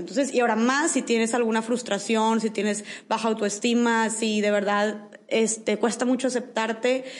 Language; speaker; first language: Spanish; native; Spanish